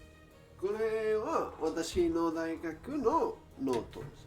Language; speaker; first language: Japanese; non-native, learner; Spanish